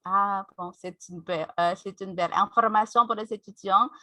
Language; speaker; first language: French; non-native, fluent; Indonesian